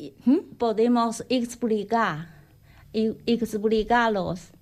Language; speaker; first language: Spanish; non-native, learner; Chinese